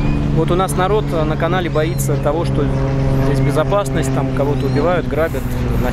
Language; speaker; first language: Russian; native; Russian